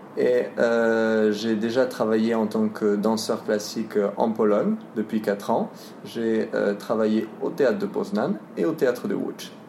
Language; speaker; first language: French; native; French